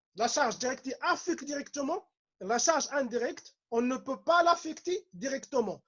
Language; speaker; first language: French; non-native, local second language; Arabic